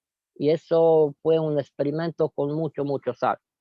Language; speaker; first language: Spanish; non-native, fluent; Romanian